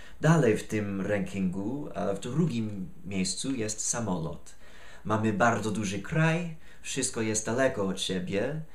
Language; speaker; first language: Polish; non-native, fluent; English